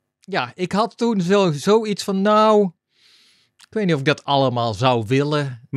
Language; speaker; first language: Dutch; native; Dutch